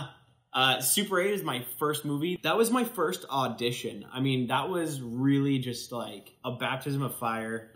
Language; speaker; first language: English; native; English